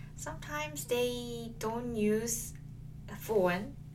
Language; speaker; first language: English; non-native, learner; Korean